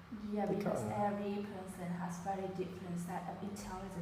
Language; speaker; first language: English; non-native, fluent; Vietnamese